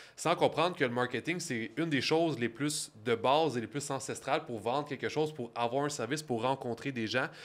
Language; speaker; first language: French; native; French